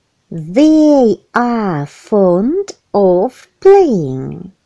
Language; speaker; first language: English; non-native, fluent; Ukrainian